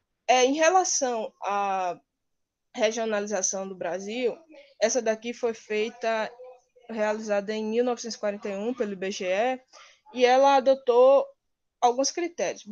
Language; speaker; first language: Portuguese; native; Portuguese